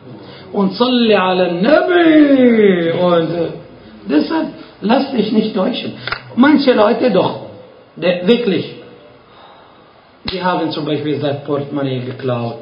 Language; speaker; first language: German; non-native, fluent; Arabic